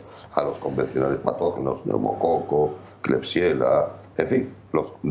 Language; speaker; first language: Spanish; native; Spanish